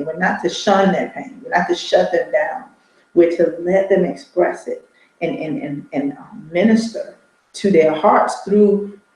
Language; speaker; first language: English; native; English